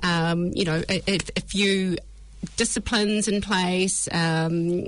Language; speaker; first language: English; native; English